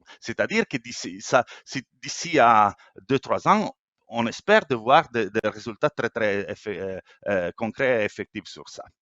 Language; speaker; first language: French; non-native, fluent; Italian